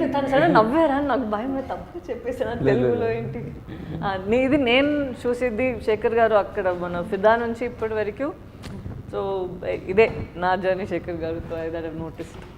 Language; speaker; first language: Telugu; non-native, fluent; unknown